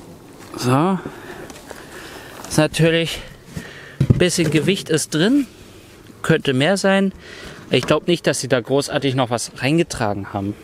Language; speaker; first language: German; native; German